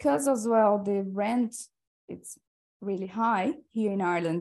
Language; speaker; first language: English; non-native, fluent; Portuguese